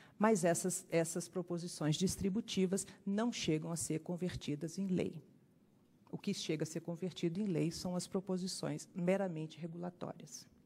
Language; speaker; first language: Portuguese; native; Portuguese